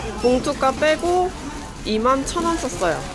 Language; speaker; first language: Korean; native; Korean